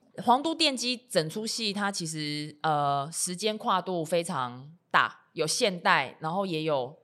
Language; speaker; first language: Chinese; native; Chinese